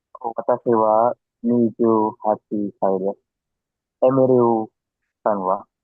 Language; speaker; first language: Japanese; non-native, fluent; Filipino